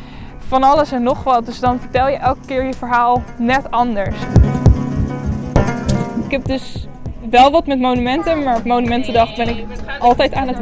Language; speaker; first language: Dutch; native; Dutch